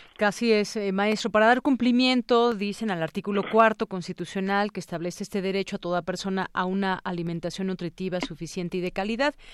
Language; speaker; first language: Spanish; native; Spanish